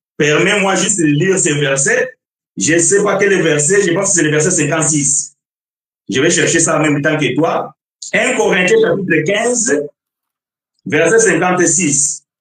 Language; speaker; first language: French; non-native, fluent; Portuguese